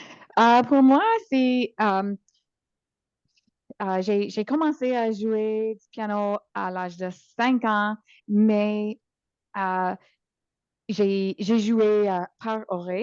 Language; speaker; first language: French; non-native, local second language; English